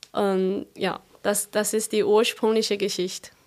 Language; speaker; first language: German; non-native, fluent; Chinese